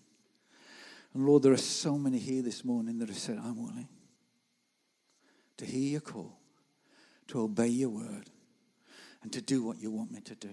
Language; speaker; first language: English; native; English